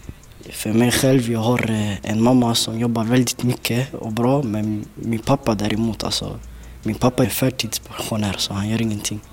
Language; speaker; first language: Swedish; early bilingual, other home language; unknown